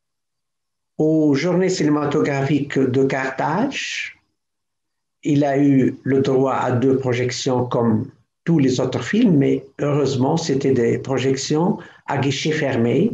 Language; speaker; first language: French; non-native, local second language; Arabic